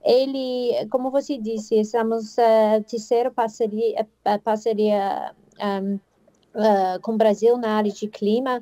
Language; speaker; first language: Portuguese; non-native, fluent; English